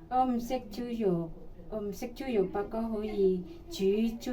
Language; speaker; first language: Cantonese; non-native, fluent; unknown